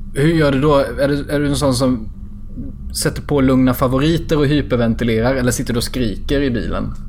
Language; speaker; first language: Swedish; native; Swedish